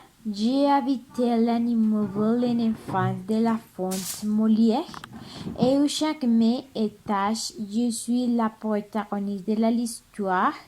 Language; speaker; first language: French; non-native, learner; Spanish